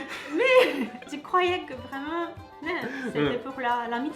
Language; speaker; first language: French; non-native, fluent; Japanese